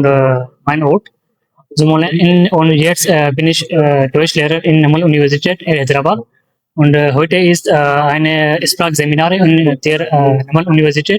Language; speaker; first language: German; non-native, learner; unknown